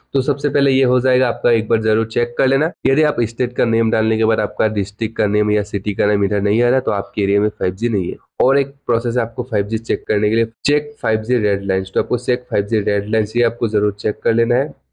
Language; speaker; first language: Hindi; non-native, local second language; Assamese